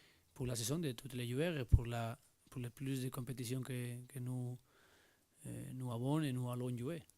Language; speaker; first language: French; non-native, learner; Spanish